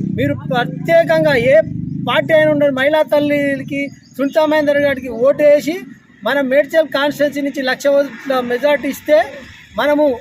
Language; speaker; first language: Telugu; native; Telugu